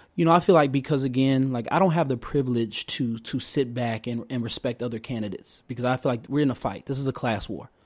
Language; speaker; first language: English; native; English